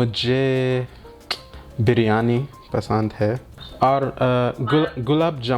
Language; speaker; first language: Hindi; non-native, learner; English